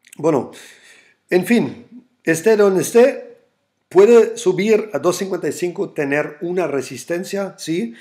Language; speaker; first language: Spanish; non-native, fluent; German